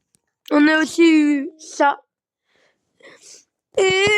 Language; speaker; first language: French; native; French